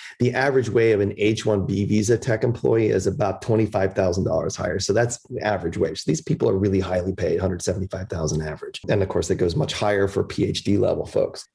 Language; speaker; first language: English; early bilingual, other home language; German